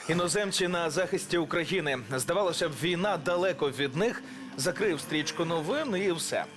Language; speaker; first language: Ukrainian; native; Ukrainian